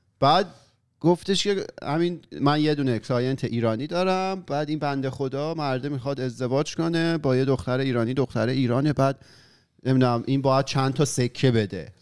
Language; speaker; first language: Persian; native; Persian